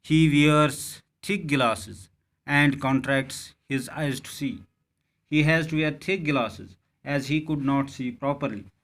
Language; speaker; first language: English; non-native, local second language; Urdu